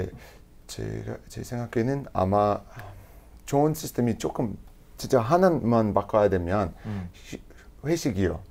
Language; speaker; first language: Korean; non-native, learner; English